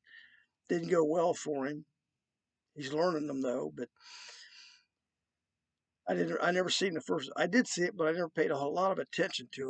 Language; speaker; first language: English; native; English